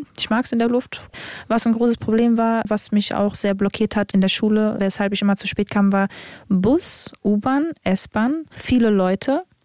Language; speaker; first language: German; early bilingual, other home language; Serbian